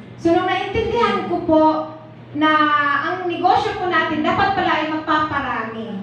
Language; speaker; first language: Filipino; non-native, local second language; Cebuano